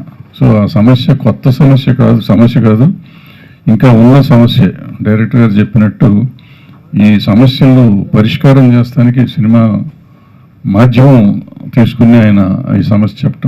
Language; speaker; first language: Telugu; native; Telugu